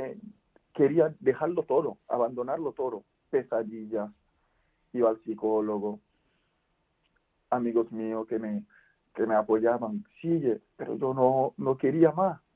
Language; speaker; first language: Spanish; non-native, fluent; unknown